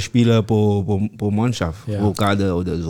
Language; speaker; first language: German; non-native, learner; French